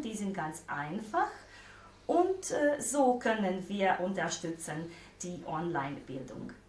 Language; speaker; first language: German; non-native, fluent; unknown